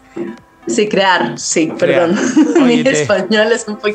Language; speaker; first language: Spanish; non-native, fluent; Greek